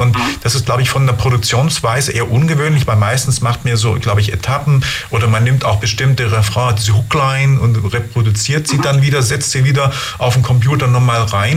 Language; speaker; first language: German; native; German